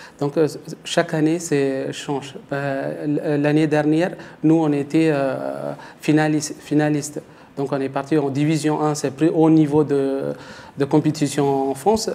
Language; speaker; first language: French; non-native, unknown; Tamil